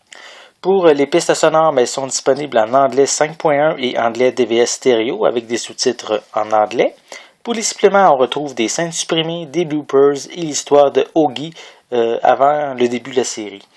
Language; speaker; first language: French; native; French